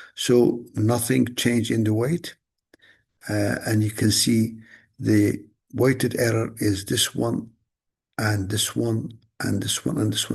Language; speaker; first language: English; non-native, fluent; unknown